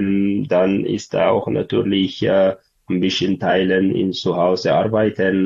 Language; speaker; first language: German; non-native, learner; Tigrinya